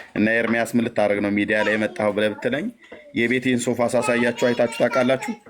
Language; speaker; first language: Amharic; native; Amharic